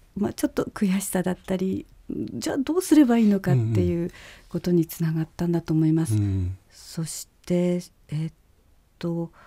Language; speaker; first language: Japanese; native; Japanese